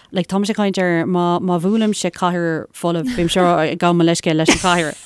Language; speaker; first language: Irish; non-native, local second language; English